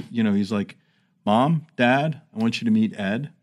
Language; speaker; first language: English; native; English